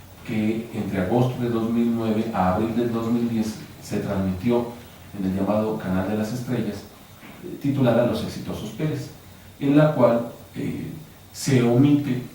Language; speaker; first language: Spanish; native; Spanish